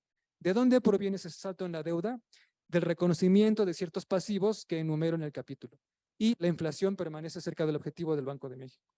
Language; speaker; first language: Spanish; native; Spanish